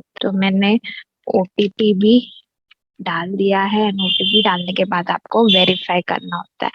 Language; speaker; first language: Hindi; native; Hindi